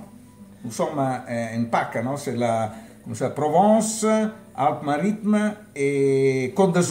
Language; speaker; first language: French; non-native, learner; Italian